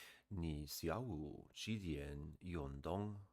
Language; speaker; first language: Chinese; non-native, learner; English